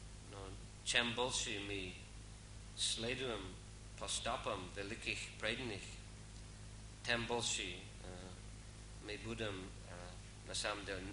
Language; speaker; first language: Russian; non-native, fluent; English